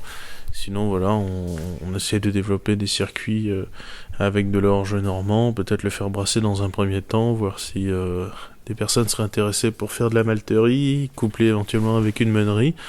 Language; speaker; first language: French; native; French